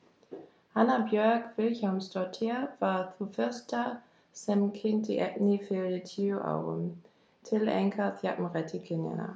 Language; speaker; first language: Icelandic; non-native, learner; German